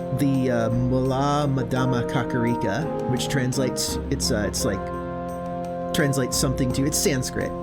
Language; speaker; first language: English; native; English